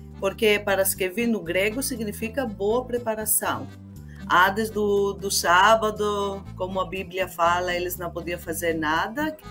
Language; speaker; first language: Portuguese; non-native, fluent; Greek